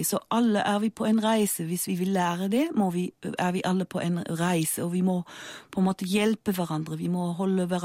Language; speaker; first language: Norwegian; non-native, fluent; German